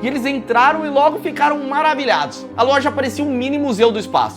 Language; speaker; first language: Portuguese; native; Portuguese